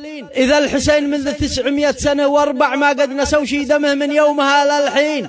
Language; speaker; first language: Arabic; native; Arabic